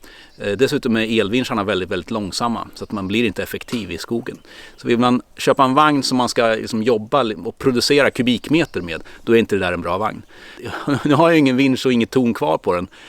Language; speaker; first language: Swedish; native; Swedish